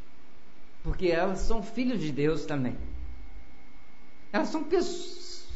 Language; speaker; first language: Portuguese; native; Portuguese